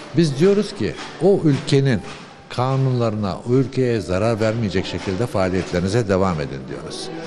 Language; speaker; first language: Turkish; early bilingual, other home language; Uyghur